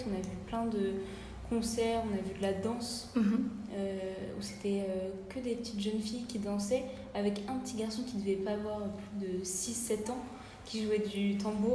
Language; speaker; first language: French; native; French